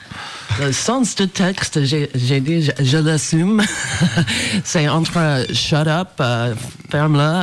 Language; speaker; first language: French; non-native, fluent; English